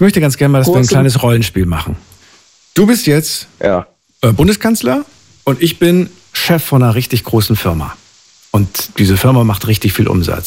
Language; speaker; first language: German; native; German